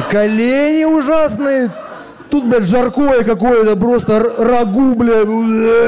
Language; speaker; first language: Russian; native; Russian